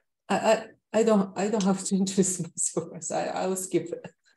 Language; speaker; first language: English; non-native, fluent; Japanese